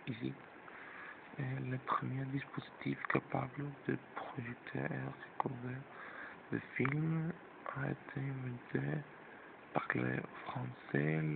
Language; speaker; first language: French; non-native, learner; Spanish